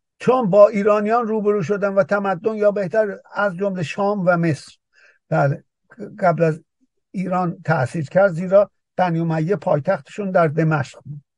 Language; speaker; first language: Persian; native; Persian